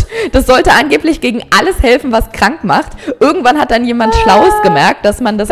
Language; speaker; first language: German; native; German